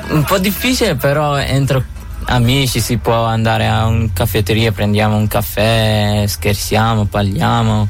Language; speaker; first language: Italian; non-native, fluent; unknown